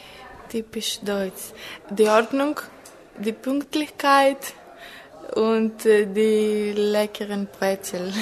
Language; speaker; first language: German; non-native, fluent; Greek